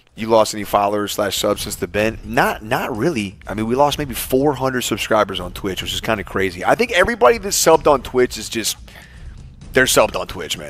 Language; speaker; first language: English; native; English